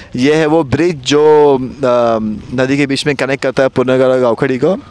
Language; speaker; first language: Hindi; non-native, local second language; Konkani